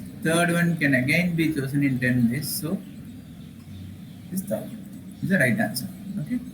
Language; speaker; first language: English; non-native, local second language; Tamil